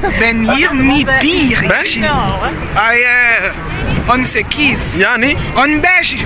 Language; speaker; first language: Turkish; non-native, learner; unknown